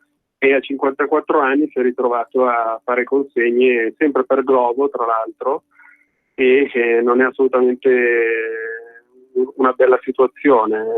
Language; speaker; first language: Italian; native; Italian